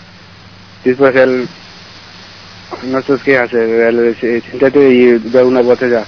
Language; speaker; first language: Spanish; non-native, learner; Bangla